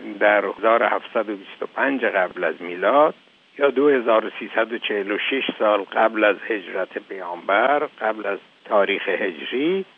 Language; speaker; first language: Persian; native; Persian